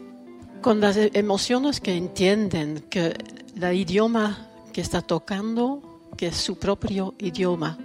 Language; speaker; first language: Spanish; non-native, learner; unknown